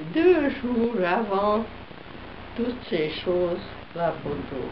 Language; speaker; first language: French; non-native, fluent; Hungarian